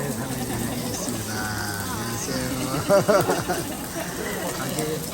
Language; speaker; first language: Korean; non-native, learner; Tibetan